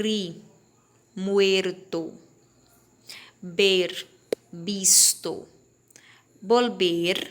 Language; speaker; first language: Spanish; non-native, fluent; Portuguese